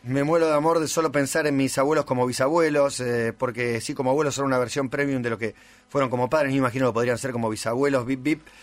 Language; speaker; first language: Spanish; native; Spanish